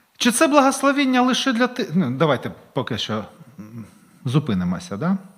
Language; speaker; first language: Ukrainian; non-native, local second language; Russian